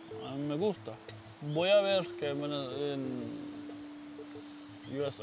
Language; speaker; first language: Spanish; non-native, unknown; Persian